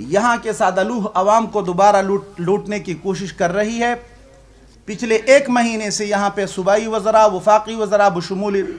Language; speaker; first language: Urdu; non-native, local second language; Pashto